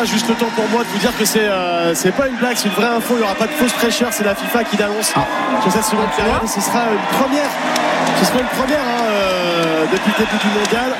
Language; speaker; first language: French; native; French